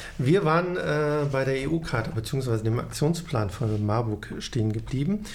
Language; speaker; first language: German; native; German